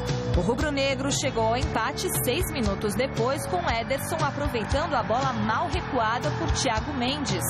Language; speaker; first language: Portuguese; native; Portuguese